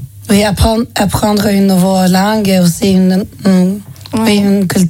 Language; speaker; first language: French; non-native, fluent; Swedish